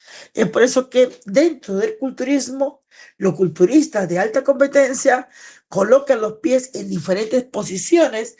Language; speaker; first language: Spanish; native; Spanish